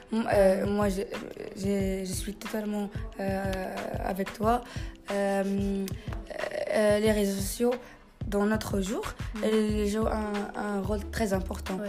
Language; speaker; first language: French; non-native, learner; Tachelhit